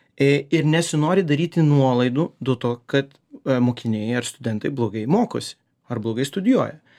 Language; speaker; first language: Lithuanian; early bilingual, heritage; Lithuanian